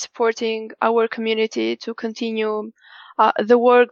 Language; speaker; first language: English; non-native, fluent; Albanian